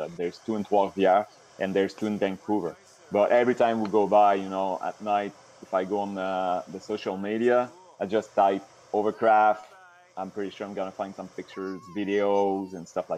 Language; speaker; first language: English; non-native, local second language; French